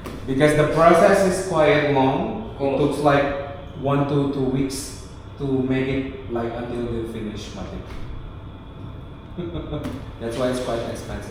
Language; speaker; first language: English; non-native, local second language; Indonesian